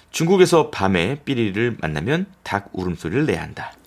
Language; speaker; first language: Korean; native; Korean